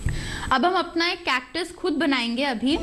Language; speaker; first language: Hindi; native; Hindi